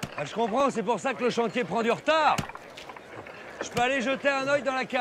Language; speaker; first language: French; native; French